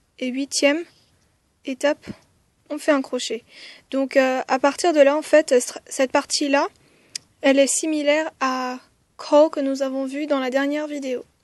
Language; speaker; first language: French; early bilingual, other home language; Khmer